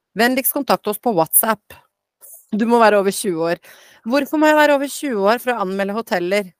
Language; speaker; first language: Norwegian; early bilingual, other home language; Bosnian